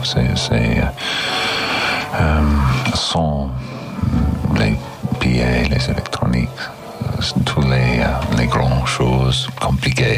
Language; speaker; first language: French; non-native, learner; English